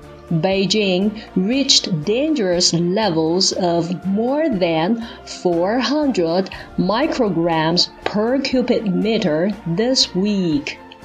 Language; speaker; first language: English; non-native, fluent; Chinese